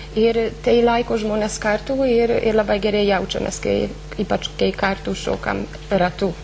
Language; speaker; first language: Lithuanian; non-native, fluent; Hungarian